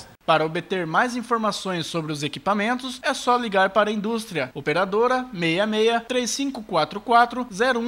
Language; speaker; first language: Portuguese; native; Portuguese